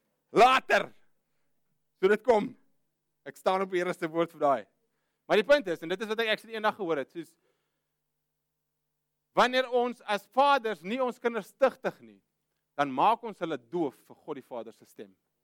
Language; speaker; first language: Afrikaans; native; Afrikaans